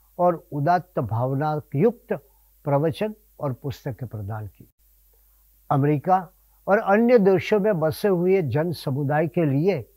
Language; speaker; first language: Hindi; non-native, local second language; Gujarati